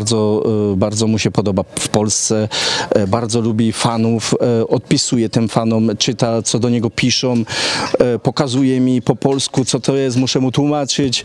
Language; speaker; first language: Polish; early bilingual, heritage; Polish